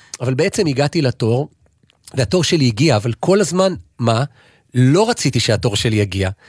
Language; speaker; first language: Hebrew; native; Hebrew